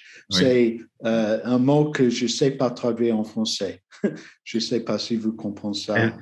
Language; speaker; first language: French; non-native, learner; English